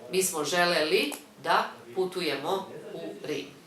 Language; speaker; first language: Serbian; non-native, fluent; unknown